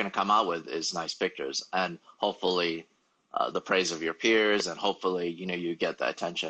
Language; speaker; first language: English; native; English